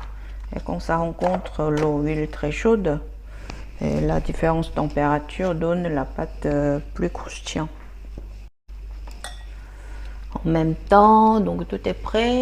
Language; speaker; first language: French; non-native, learner; Korean